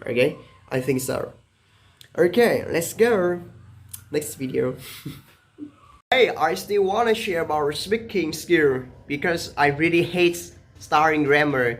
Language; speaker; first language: English; non-native, learner; Vietnamese